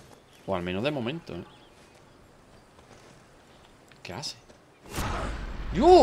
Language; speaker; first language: Spanish; native; Spanish